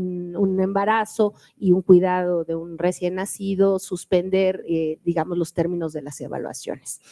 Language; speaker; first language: Spanish; native; Spanish